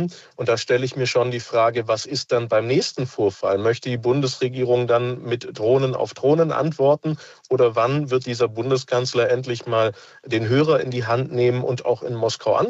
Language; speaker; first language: German; native; German